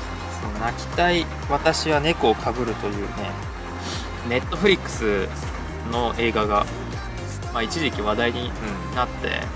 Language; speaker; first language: Japanese; native; Japanese